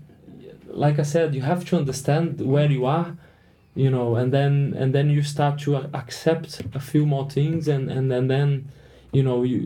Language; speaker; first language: English; non-native, fluent; Portuguese